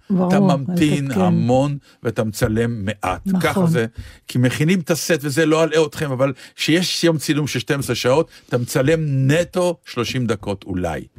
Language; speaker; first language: Hebrew; native; Hebrew